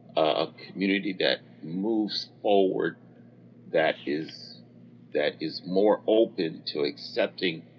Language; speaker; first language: English; native; English